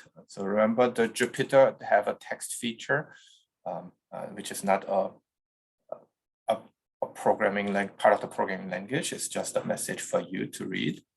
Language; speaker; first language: English; non-native, fluent; Korean